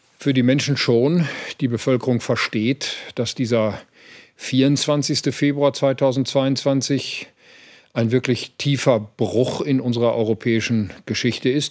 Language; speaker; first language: German; native; German